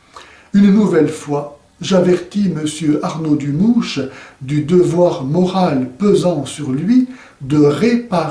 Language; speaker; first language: French; native; French